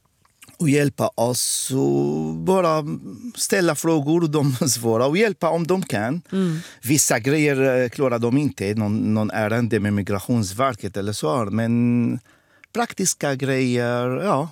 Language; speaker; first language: Swedish; non-native, fluent; Arabic